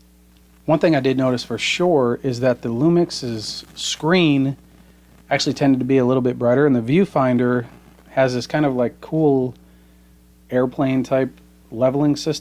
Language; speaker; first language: English; native; English